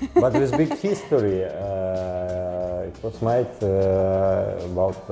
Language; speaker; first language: English; non-native, learner; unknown